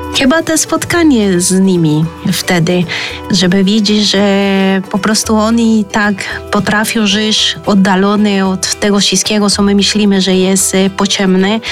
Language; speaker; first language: Polish; early bilingual, heritage; Spanish